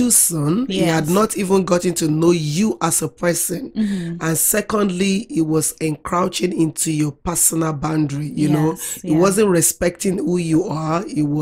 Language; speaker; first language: English; non-native, local second language; Yoruba